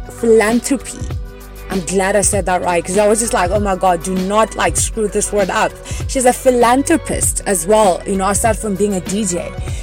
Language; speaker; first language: English; non-native, local second language; Venda